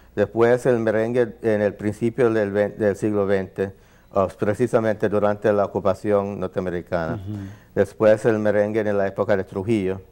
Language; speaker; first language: Spanish; non-native, fluent; English